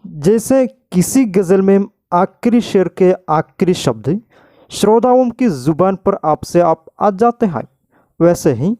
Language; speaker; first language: Hindi; non-native, local second language; Malayalam